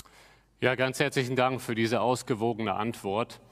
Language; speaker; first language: German; native; German